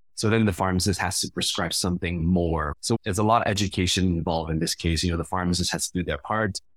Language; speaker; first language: English; non-native, fluent; Khmer